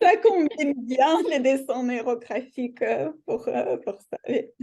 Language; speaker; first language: French; non-native, fluent; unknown